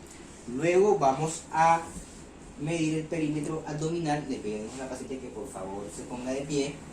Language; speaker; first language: Spanish; native; Spanish